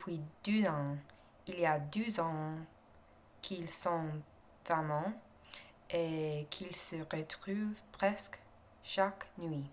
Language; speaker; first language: French; non-native, learner; English